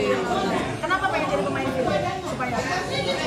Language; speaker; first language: Indonesian; native; Indonesian